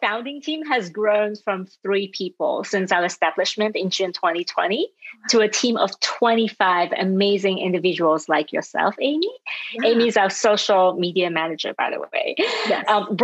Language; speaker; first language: English; non-native, local second language; Cantonese